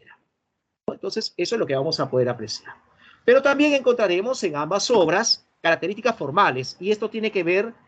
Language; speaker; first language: Spanish; native; Spanish